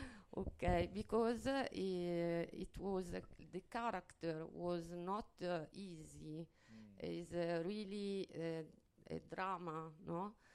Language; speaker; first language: English; non-native, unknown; Italian